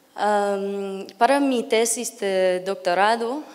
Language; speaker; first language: Spanish; non-native, learner; English